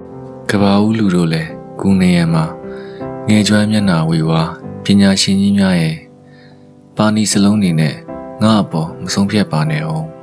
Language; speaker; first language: Burmese; native; Burmese